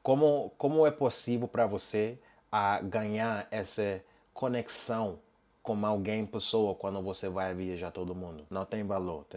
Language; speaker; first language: Portuguese; non-native, learner; English